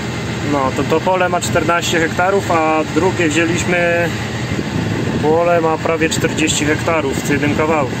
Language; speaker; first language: Polish; native; Polish